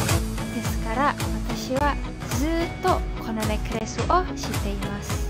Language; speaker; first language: Japanese; non-native, learner; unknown